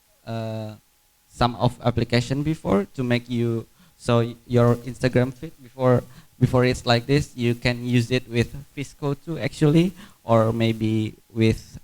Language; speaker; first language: English; non-native, fluent; Indonesian